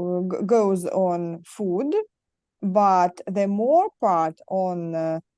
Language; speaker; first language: English; non-native, learner; Russian